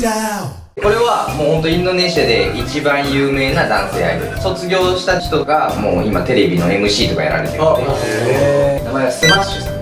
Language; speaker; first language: Japanese; native; Japanese